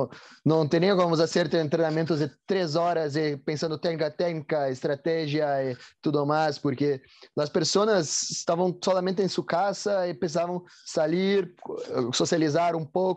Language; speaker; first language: Spanish; non-native, learner; Portuguese